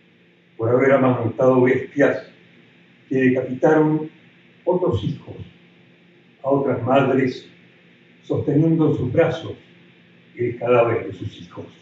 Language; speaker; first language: Spanish; native; Spanish